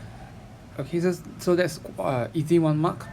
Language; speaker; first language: English; native; English